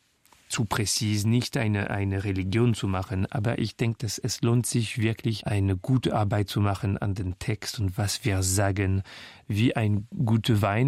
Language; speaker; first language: German; non-native, fluent; French